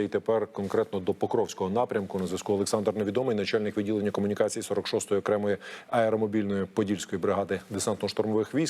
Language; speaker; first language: Ukrainian; native; Ukrainian